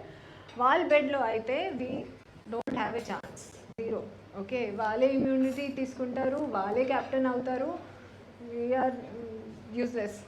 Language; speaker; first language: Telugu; non-native, learner; Hindi